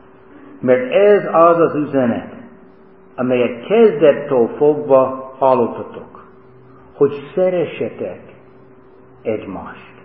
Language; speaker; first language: Hungarian; non-native, fluent; English